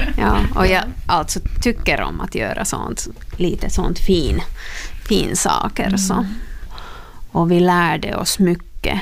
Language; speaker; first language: Swedish; non-native, local second language; Finnish